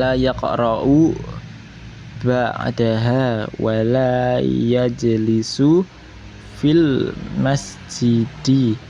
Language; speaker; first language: Arabic; non-native, learner; Indonesian